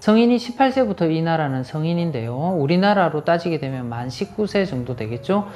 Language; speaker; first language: Korean; native; Korean